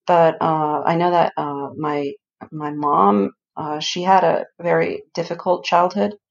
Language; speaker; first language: English; early bilingual, other home language; Icelandic